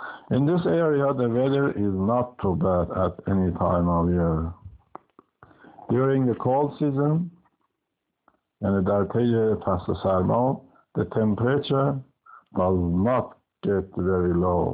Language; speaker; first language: English; non-native, fluent; Persian